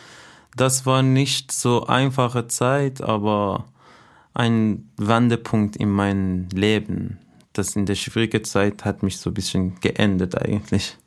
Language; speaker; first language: German; non-native, fluent; Persian